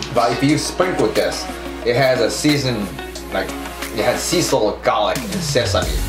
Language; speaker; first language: English; non-native, fluent; Japanese